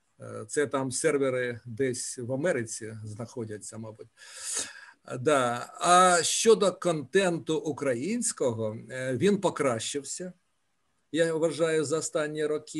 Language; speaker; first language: Ukrainian; native; Ukrainian